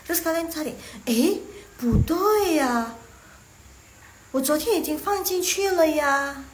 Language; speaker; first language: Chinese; non-native, fluent; Indonesian